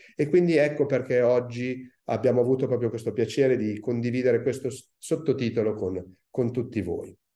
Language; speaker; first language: Italian; native; Italian